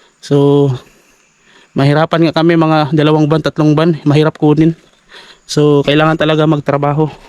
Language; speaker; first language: Filipino; native; Filipino